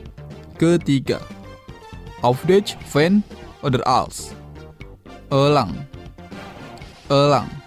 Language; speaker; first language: German; non-native, fluent; Indonesian